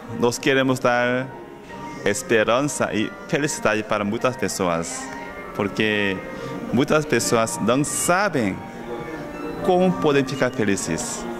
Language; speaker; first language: Portuguese; non-native, fluent; Korean